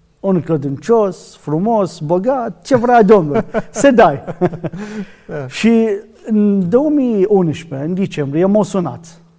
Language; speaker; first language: Romanian; non-native, learner; Arabic